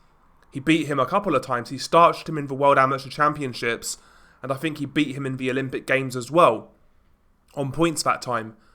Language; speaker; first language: English; native; English